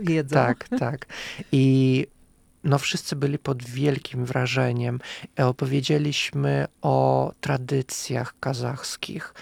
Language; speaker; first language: Polish; non-native, fluent; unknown